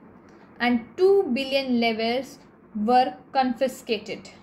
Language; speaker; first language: English; non-native, local second language; Hindi